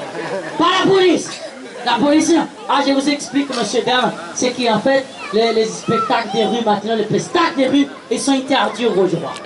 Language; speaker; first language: French; non-native, fluent; Portuguese